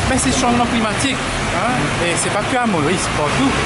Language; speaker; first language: French; non-native, local second language; Morisyen